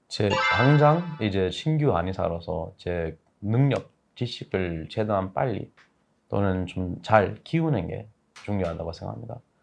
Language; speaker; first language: Korean; non-native, fluent; English